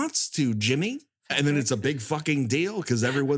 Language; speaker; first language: English; native; English